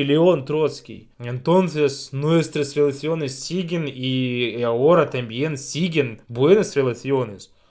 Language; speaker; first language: Spanish; non-native, learner; Russian